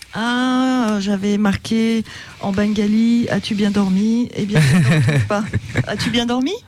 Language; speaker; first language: French; native; French